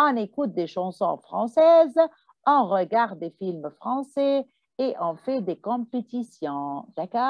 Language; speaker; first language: French; non-native, fluent; Arabic